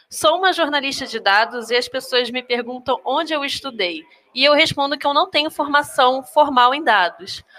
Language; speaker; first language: Portuguese; native; Portuguese